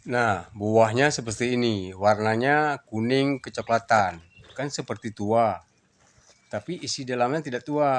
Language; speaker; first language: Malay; non-native, local second language; Achinese